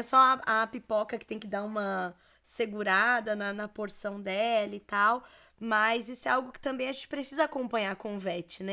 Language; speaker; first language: Portuguese; native; Portuguese